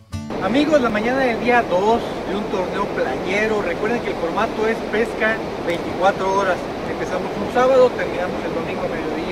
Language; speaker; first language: Spanish; native; Spanish